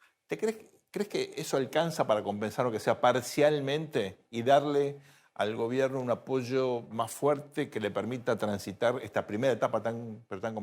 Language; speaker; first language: Spanish; native; Spanish